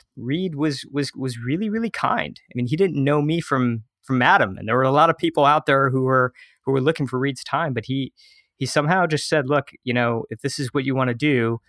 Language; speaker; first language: English; native; English